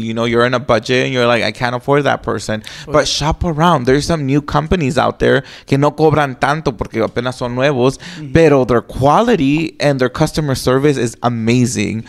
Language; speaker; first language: English; early bilingual, other home language; Spanish